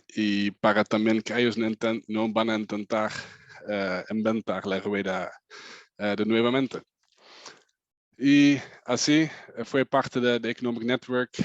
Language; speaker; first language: Spanish; non-native, fluent; Dutch